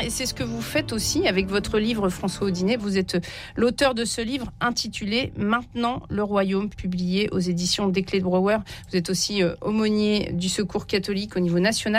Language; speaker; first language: French; native; French